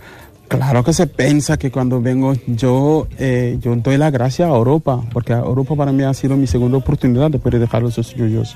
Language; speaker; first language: Spanish; non-native, fluent; Wolof